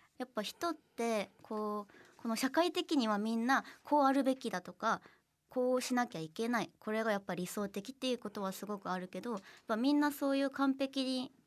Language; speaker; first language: Japanese; non-native, fluent; Korean